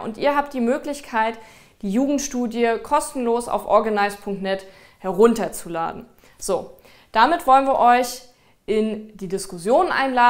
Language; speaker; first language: German; native; German